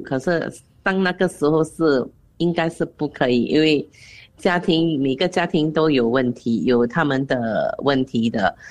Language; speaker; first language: Chinese; non-native, local second language; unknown